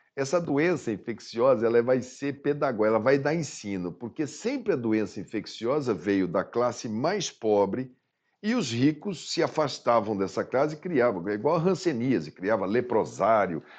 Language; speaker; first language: Portuguese; native; Portuguese